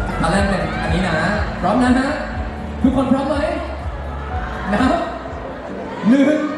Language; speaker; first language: Thai; native; Thai